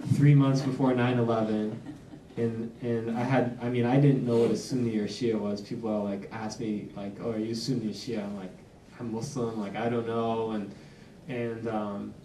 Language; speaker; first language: English; native; English